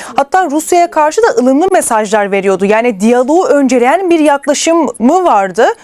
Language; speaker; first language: Turkish; native; Turkish